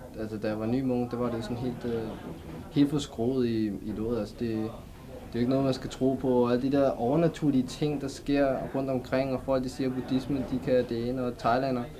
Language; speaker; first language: Danish; early bilingual, other home language; Thai